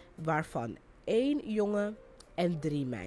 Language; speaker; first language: Dutch; non-native, fluent; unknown